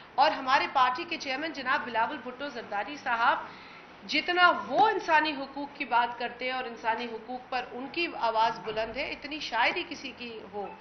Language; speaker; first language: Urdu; non-native, local second language; Sindhi